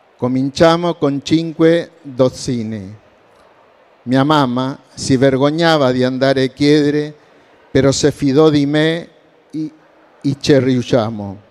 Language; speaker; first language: Italian; non-native, learner; Spanish